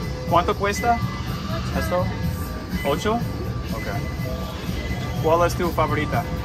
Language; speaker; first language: Spanish; non-native, learner; English